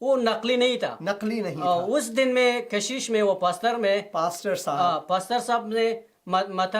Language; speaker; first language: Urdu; non-native, learner; Persian